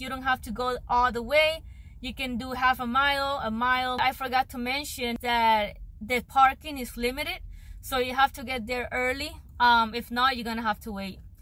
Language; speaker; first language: English; non-native, local second language; Spanish